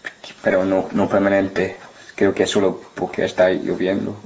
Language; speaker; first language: Spanish; non-native, learner; English